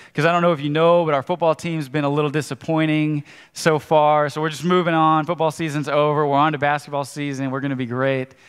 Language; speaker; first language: English; native; English